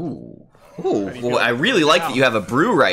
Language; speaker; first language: English; native; English